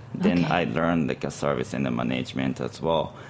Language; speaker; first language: English; non-native, learner; Japanese